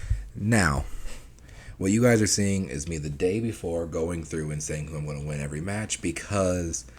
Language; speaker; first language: English; native; English